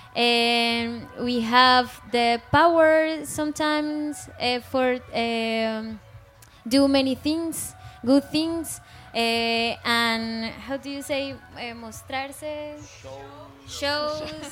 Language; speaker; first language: English; non-native, learner; Spanish